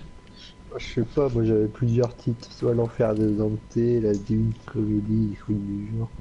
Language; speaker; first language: French; native; French